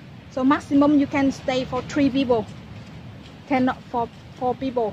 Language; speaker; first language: English; non-native, learner; Vietnamese